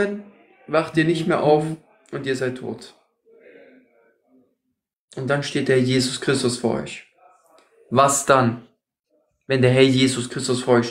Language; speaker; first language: German; native; German